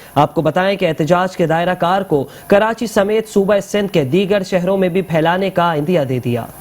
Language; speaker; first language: Urdu; native; Urdu